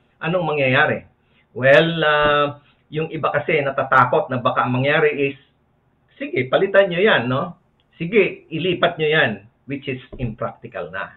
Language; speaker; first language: Filipino; native; Filipino